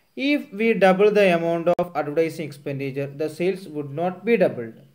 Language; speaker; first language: English; non-native, local second language; Malayalam